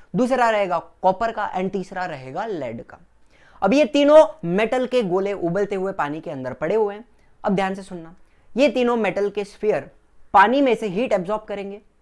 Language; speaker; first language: Hindi; non-native, local second language; Gujarati